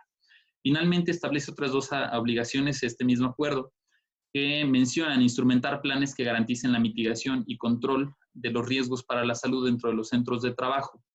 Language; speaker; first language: Spanish; native; Spanish